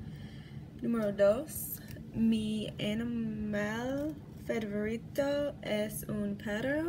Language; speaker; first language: Spanish; non-native, learner; English